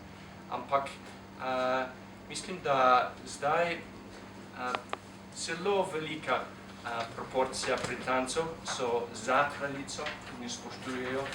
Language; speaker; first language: Slovenian; non-native, fluent; English